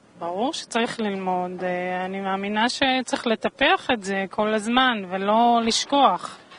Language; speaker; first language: Hebrew; native; Hebrew